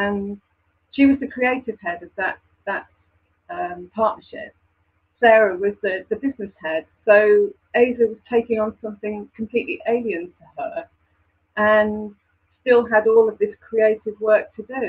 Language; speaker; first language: English; native; English